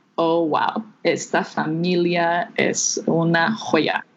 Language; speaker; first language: Spanish; non-native, fluent; English